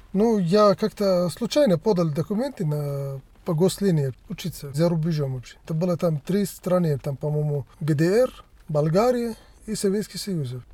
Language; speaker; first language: Russian; non-native, fluent; Arabic